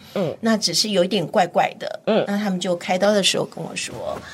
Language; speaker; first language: Chinese; native; Chinese